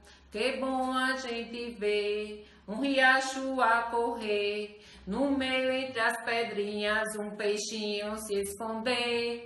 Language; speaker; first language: Portuguese; native; Portuguese